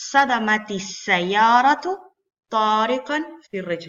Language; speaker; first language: Arabic; non-native, fluent; Spanish